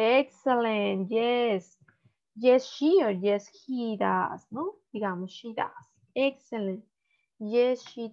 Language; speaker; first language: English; non-native, learner; Spanish